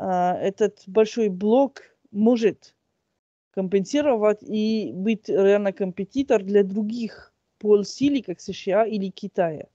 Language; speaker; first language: Russian; non-native, fluent; French